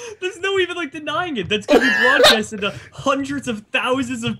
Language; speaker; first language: English; native; English